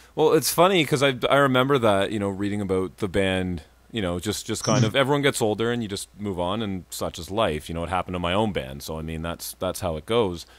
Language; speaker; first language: English; native; English